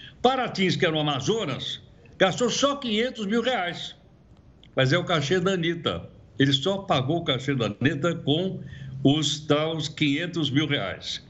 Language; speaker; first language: Portuguese; native; Portuguese